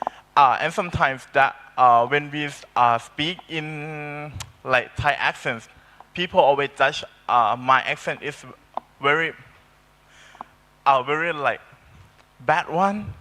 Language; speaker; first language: English; non-native, learner; Thai